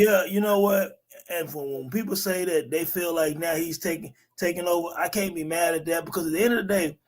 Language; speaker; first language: English; native; English